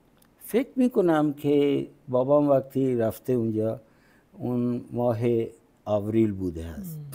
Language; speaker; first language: Persian; non-native, fluent; Punjabi